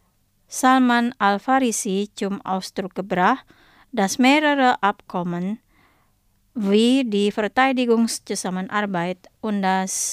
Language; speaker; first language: German; non-native, fluent; Indonesian